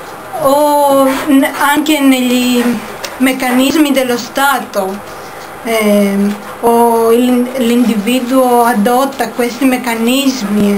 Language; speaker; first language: Italian; non-native, fluent; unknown